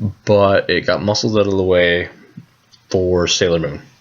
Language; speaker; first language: English; native; English